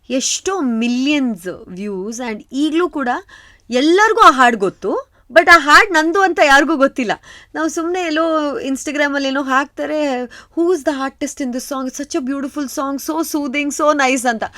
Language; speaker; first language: Kannada; non-native, local second language; Kodava